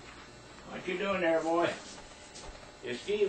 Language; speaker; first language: English; native; English